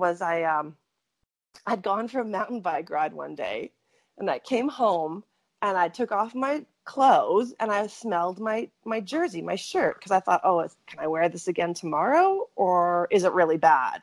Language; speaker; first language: English; native; English